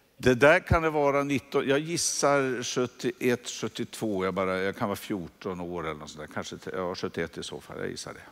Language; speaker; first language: Swedish; native; Swedish